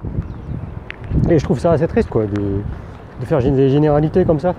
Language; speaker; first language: French; native; French